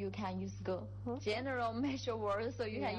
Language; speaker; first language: English; non-native, fluent; Chinese